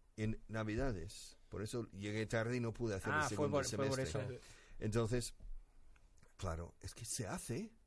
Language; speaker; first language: Spanish; non-native, fluent; English